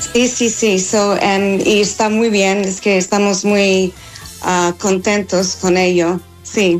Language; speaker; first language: Spanish; non-native, fluent; English